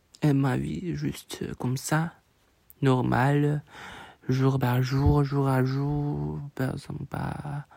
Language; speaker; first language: French; non-native, learner; Chinese